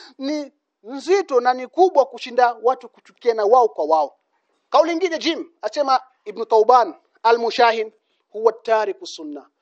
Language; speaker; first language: Swahili; native; Swahili